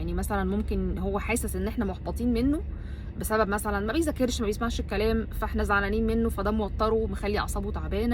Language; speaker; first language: Arabic; native; Arabic